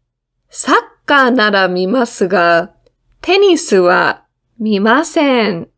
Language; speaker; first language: Japanese; non-native, fluent; English